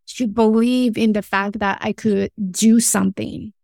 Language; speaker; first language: English; non-native, fluent; Chinese